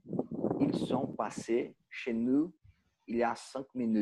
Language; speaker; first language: French; non-native, learner; Portuguese